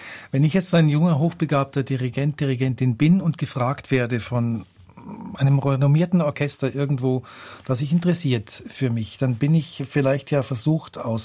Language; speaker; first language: German; native; German